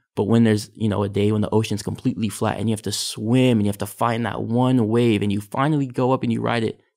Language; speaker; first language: English; native; English